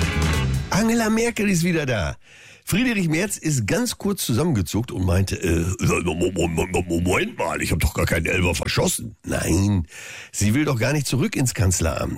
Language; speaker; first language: German; native; German